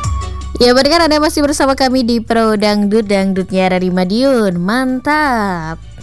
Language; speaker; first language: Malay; non-native, local second language; Javanese